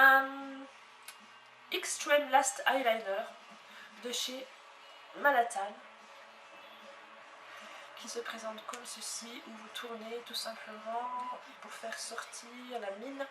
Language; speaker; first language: French; native; French